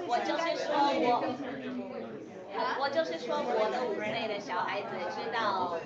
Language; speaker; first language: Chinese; non-native, fluent; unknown